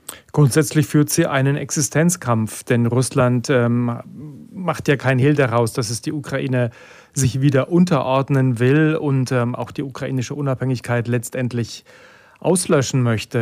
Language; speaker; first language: German; native; German